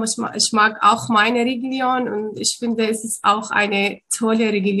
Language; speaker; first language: German; non-native, learner; Arabic